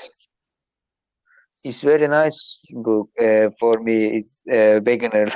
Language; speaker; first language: English; non-native, learner; Turkish